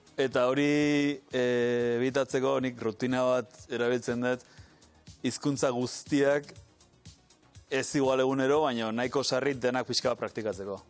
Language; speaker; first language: Basque; native; Basque